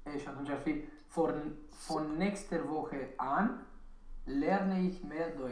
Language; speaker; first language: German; non-native, learner; Romanian